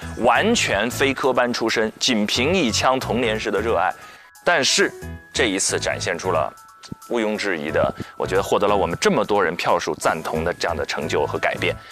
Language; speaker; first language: Chinese; native; Chinese